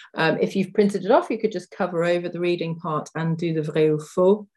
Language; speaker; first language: English; native; English